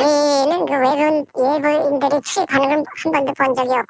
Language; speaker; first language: Korean; native; Korean